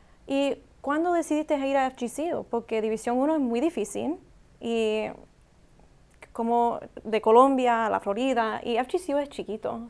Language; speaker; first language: Spanish; non-native, learner; English